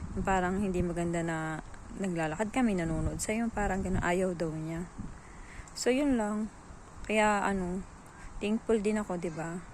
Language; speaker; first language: Filipino; native; Filipino